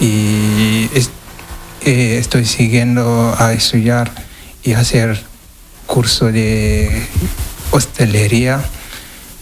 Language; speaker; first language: Spanish; non-native, learner; Wolof